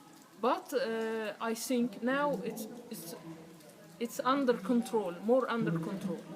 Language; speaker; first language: English; non-native, learner; Arabic